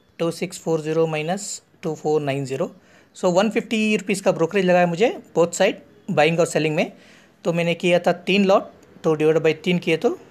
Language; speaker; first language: Hindi; non-native, local second language; Kannada